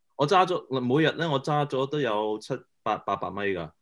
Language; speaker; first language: Cantonese; early bilingual, heritage; Cantonese